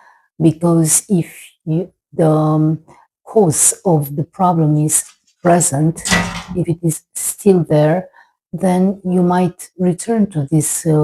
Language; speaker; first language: English; non-native, fluent; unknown